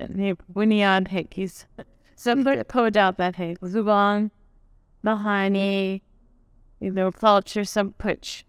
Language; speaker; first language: Urdu; non-native, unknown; English